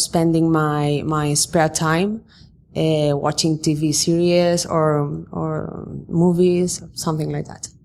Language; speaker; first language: English; non-native, fluent; Spanish